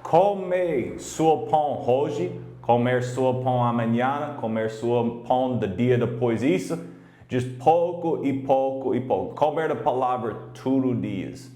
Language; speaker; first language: Portuguese; non-native, learner; English